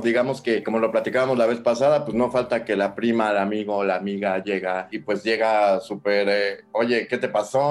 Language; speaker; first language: Spanish; native; Spanish